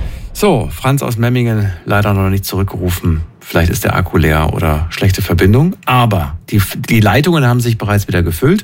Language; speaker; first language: German; native; German